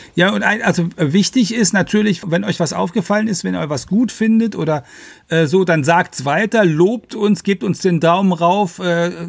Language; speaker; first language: German; native; German